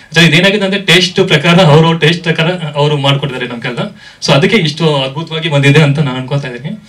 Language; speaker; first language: Kannada; non-native, local second language; Telugu